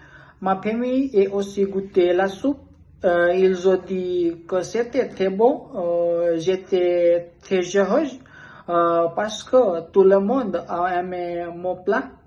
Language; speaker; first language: French; non-native, learner; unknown